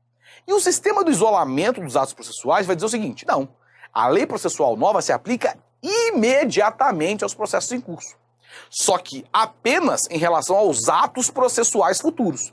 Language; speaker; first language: Portuguese; native; Portuguese